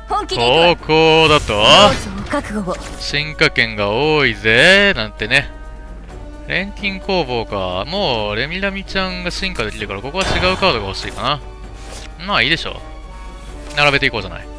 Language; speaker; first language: Japanese; native; Japanese